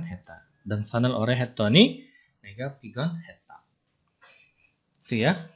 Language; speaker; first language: Korean; non-native, fluent; Indonesian